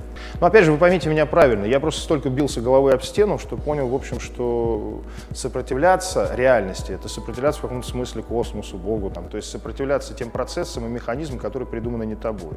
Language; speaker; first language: Russian; native; Russian